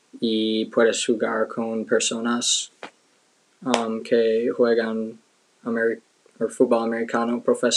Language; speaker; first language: Spanish; non-native, learner; English